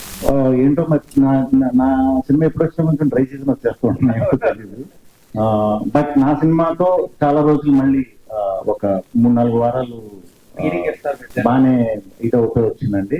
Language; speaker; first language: Telugu; native; Telugu